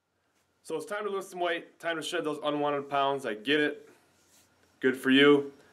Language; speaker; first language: English; native; English